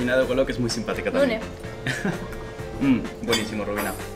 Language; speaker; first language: Spanish; native; Spanish